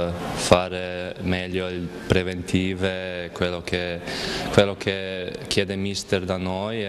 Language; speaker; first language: Italian; non-native, fluent; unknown